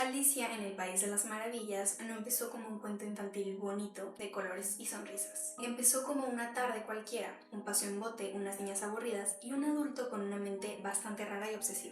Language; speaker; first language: Spanish; native; Spanish